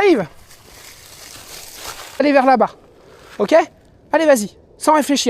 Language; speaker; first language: French; native; French